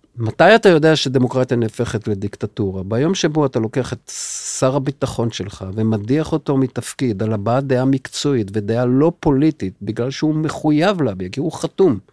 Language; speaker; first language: Hebrew; native; Hebrew